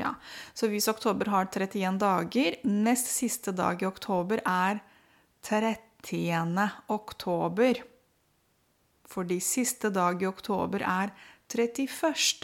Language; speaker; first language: Norwegian; non-native, fluent; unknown